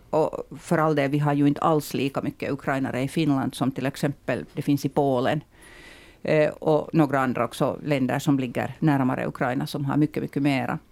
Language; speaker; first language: Swedish; native; Swedish